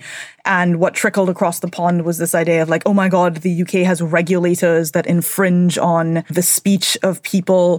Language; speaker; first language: English; native; English